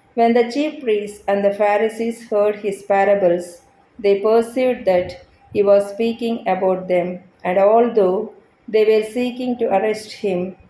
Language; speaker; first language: English; non-native, local second language; Telugu